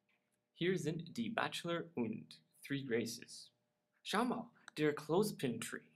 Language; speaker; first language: German; non-native, learner; English